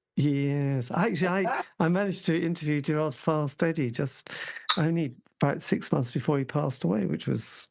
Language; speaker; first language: English; native; English